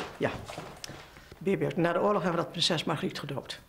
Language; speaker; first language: Dutch; native; Dutch